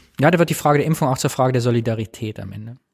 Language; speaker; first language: German; native; German